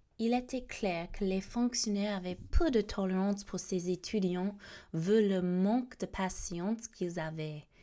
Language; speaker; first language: French; non-native, fluent; English